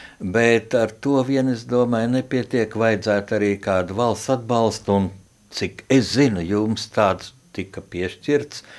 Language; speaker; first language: Latvian; native; Latvian